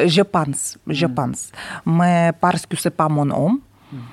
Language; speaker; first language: French; non-native, learner; Ukrainian